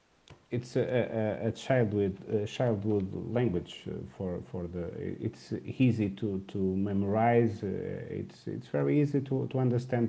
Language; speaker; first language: English; non-native, learner; Portuguese